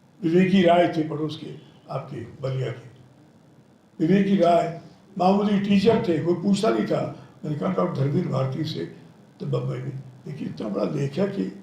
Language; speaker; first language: Hindi; non-native, local second language; Telugu